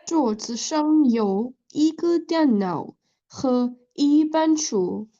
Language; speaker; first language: Chinese; non-native, learner; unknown